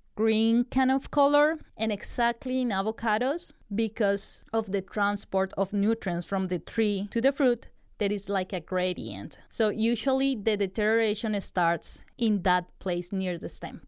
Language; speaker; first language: English; non-native, fluent; Spanish